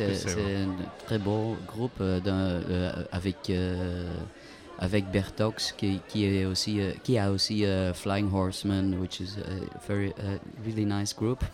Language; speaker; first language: French; non-native, learner; Dutch